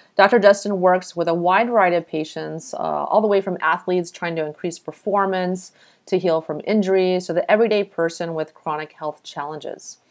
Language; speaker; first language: English; native; English